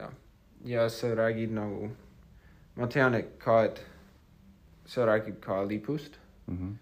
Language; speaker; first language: Estonian; non-native, fluent; English